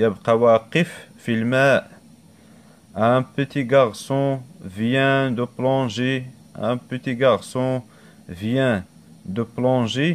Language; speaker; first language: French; non-native, local second language; Arabic